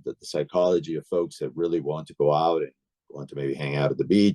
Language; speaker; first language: English; native; English